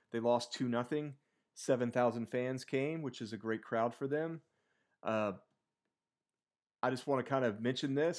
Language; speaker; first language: English; native; English